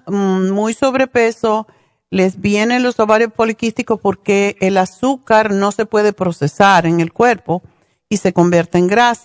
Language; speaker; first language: Spanish; native; Spanish